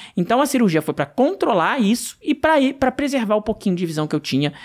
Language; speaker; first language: Portuguese; native; Portuguese